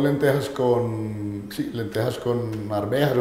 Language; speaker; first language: Spanish; native; Spanish